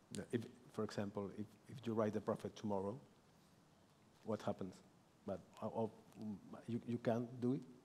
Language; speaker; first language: English; non-native, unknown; Spanish